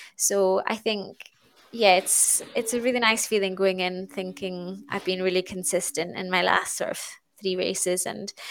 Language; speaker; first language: English; native; English